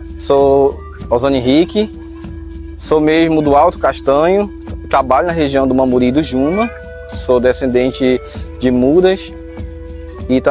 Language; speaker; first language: Portuguese; native; Portuguese